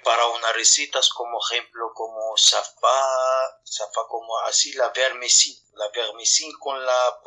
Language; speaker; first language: Spanish; non-native, learner; Arabic